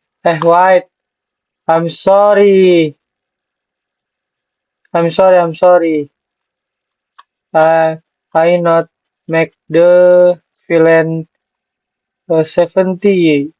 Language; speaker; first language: English; non-native, learner; Indonesian